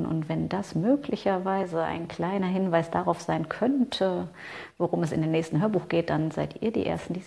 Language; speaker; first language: German; native; German